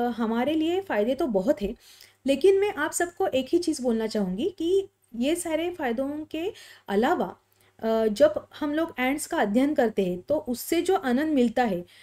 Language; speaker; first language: Hindi; non-native, local second language; Marathi